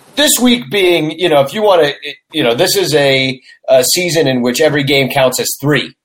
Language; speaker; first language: English; native; English